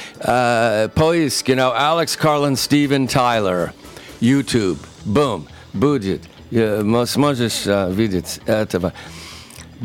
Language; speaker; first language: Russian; non-native, learner; English